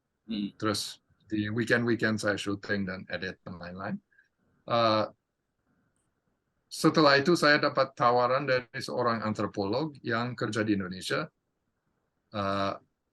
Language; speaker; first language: Indonesian; non-native, fluent; English